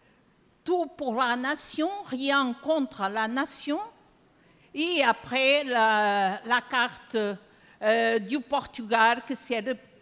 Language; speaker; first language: French; non-native, fluent; Portuguese